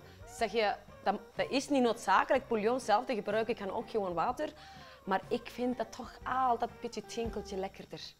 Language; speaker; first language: Dutch; non-native, fluent; Icelandic